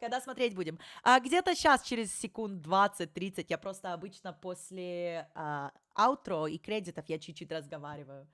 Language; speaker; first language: Russian; early bilingual, heritage; Russian